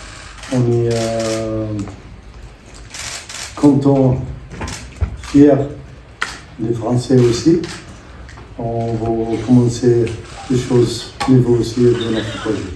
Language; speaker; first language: French; non-native, learner; Arabic